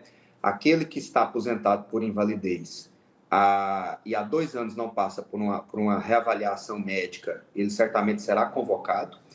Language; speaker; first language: Portuguese; native; Portuguese